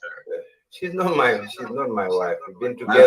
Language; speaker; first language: English; non-native, learner; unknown